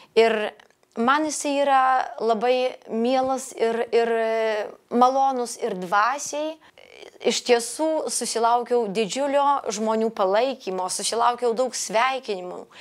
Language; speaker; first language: Lithuanian; native; Lithuanian